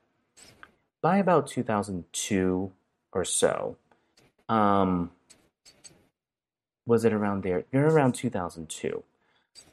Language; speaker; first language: English; early bilingual, other home language; Cantonese